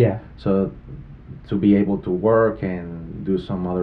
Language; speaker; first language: English; non-native, fluent; Spanish